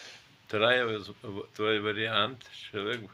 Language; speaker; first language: Hebrew; non-native, fluent; Russian